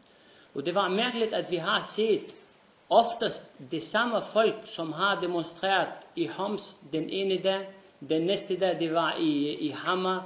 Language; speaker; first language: Danish; non-native, fluent; Arabic